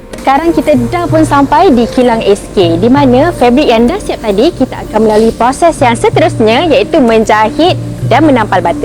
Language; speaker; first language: Malay; native; Malay